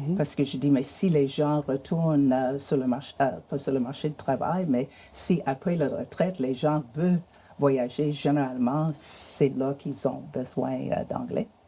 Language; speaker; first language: French; non-native, fluent; English